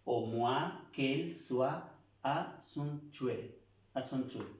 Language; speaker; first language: French; non-native, fluent; Spanish